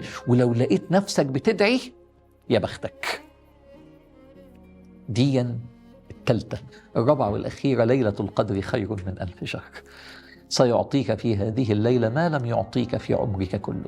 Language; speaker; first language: Arabic; native; Arabic